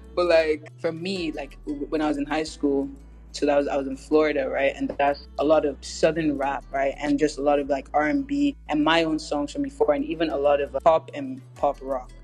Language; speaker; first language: English; native; English